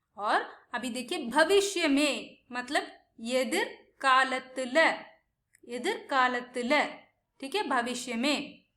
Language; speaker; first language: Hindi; non-native, local second language; Tamil